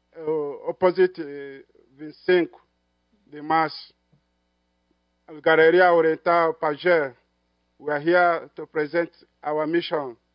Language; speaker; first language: English; non-native, local second language; Igbo